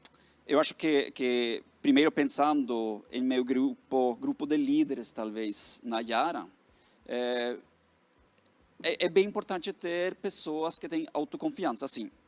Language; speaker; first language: Portuguese; non-native, fluent; Norwegian